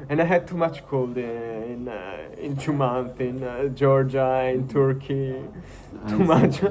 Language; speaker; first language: English; non-native, fluent; Italian